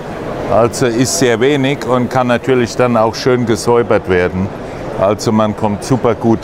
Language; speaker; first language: German; native; German